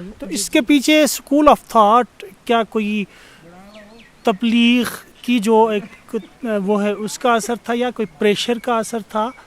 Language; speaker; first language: Urdu; non-native, local second language; Khowar